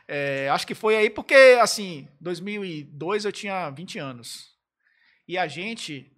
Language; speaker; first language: Portuguese; native; Portuguese